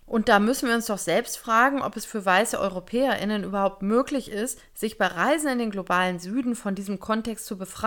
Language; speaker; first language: German; native; German